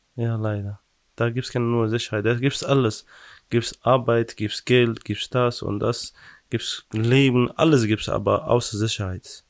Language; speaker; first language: German; non-native, learner; Persian